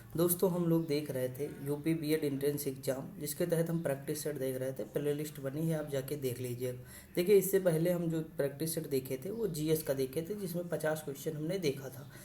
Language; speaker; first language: Hindi; native; Hindi